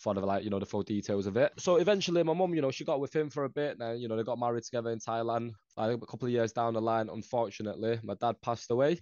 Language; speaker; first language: English; early bilingual, other home language; Northeastern Thai